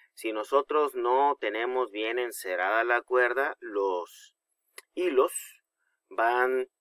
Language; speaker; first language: Spanish; native; Spanish